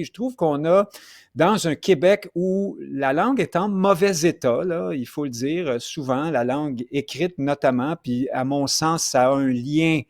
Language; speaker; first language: French; native; French